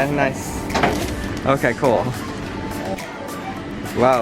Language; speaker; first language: English; non-native, learner; Chinese